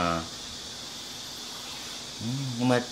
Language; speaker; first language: Vietnamese; non-native, learner; Korean